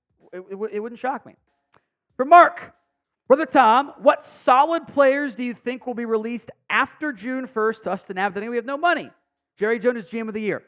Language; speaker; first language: English; native; English